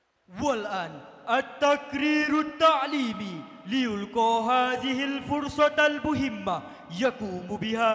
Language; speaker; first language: Arabic; non-native, fluent; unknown